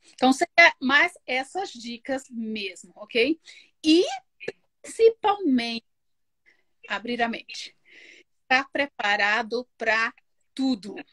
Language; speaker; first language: Portuguese; native; Portuguese